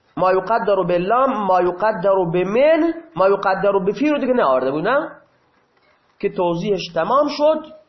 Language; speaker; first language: Persian; non-native, local second language; Baluchi